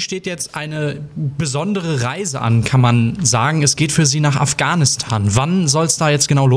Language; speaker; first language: German; native; German